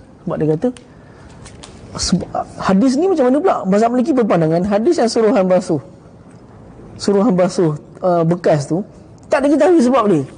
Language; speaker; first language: Malay; native; Malay